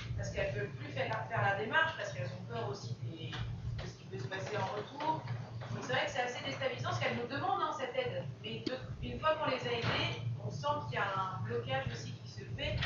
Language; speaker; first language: French; native; French